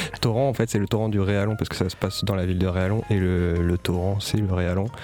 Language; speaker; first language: French; native; French